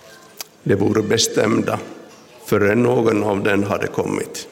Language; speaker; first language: Swedish; non-native, local second language; Finnish